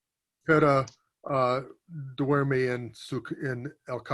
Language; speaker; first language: Spanish; non-native, learner; English